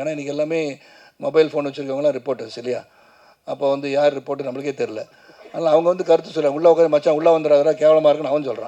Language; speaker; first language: Tamil; native; Tamil